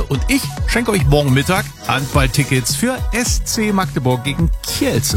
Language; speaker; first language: German; native; German